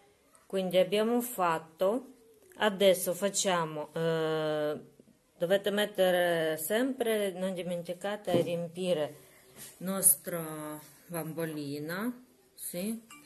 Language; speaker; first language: Italian; non-native, learner; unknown